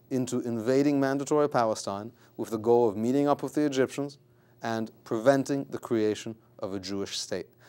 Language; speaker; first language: English; native; English